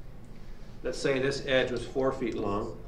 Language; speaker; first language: English; native; English